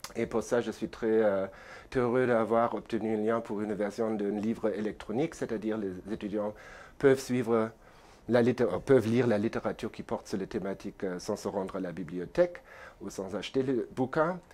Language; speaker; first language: French; non-native, fluent; German